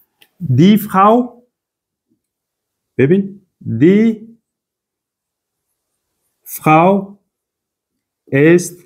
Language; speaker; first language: German; non-native, fluent; Persian